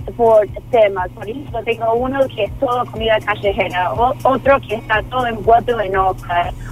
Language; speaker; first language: Spanish; non-native, fluent; Filipino